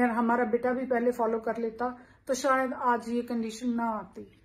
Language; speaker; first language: Hindi; native; Hindi